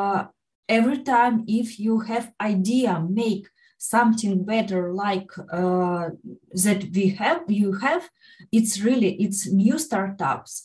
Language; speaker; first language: English; non-native, learner; Ukrainian